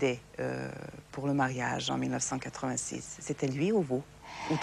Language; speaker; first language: French; non-native, fluent; Serbian